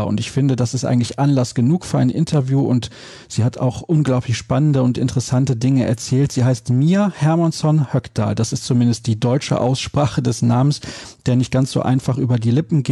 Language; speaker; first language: German; native; German